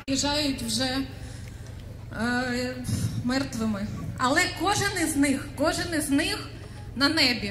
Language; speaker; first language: Polish; non-native, local second language; Ukrainian